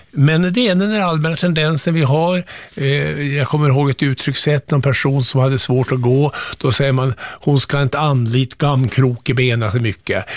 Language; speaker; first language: Swedish; native; Swedish